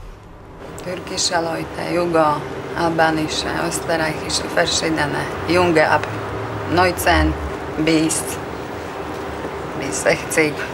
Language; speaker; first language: German; non-native, learner; Slovak